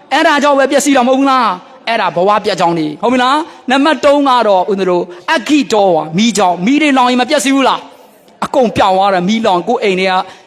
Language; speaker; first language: Burmese; native; Burmese